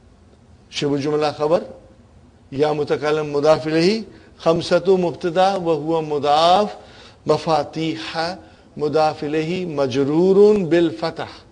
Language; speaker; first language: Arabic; non-native, fluent; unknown